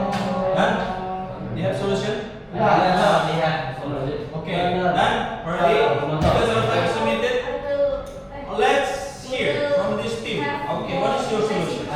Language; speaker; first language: English; non-native, learner; Indonesian